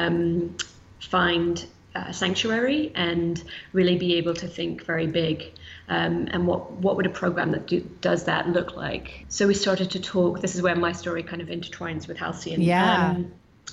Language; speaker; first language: English; native; English